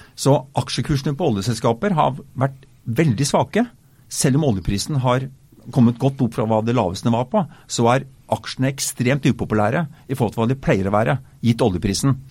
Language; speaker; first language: Norwegian; native; Norwegian